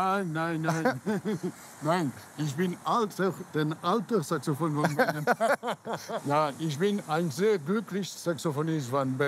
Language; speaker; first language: German; non-native, learner; French